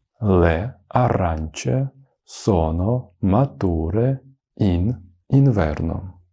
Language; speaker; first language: Italian; non-native, fluent; Ukrainian